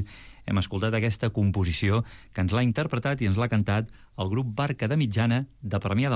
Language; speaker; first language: Catalan; native; Catalan